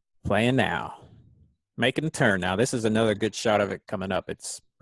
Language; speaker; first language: English; native; English